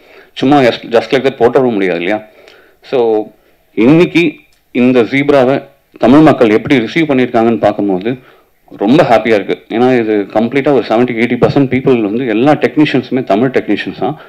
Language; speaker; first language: Tamil; native; Tamil